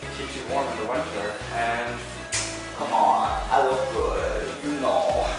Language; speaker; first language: English; native; English